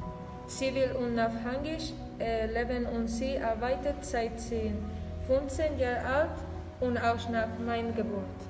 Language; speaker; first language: German; non-native, learner; Spanish